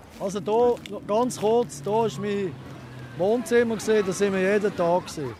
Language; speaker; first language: German; native; German